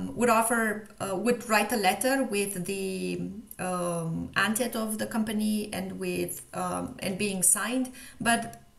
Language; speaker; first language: English; non-native, fluent; Romanian